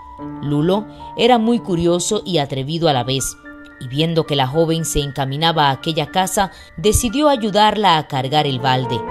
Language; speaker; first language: Spanish; native; Spanish